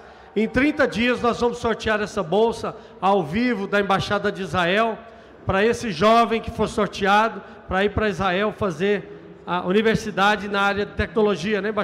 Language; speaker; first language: Portuguese; native; Portuguese